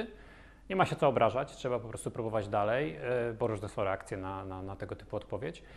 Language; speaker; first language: Polish; native; Polish